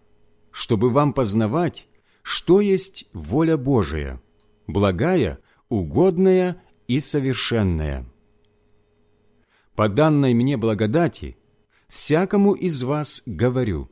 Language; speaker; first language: Russian; native; Russian